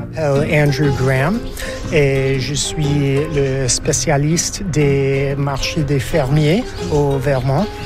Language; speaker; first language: French; non-native, fluent; English